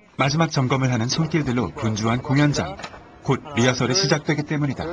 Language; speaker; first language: Korean; native; Korean